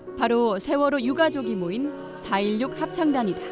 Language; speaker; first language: Korean; native; Korean